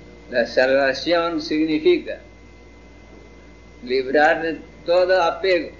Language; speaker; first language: Spanish; non-native, fluent; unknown